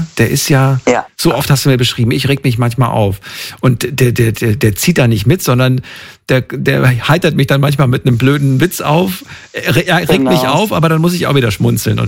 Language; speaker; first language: German; native; German